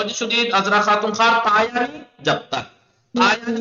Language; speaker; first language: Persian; non-native, fluent; Urdu